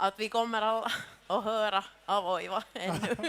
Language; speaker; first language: Swedish; non-native, local second language; Finnish